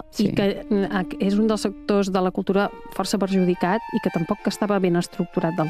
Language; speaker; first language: Catalan; native; Catalan